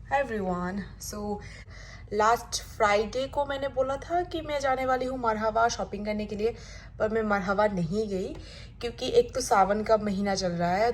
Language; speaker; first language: Hindi; non-native, local second language; Bangla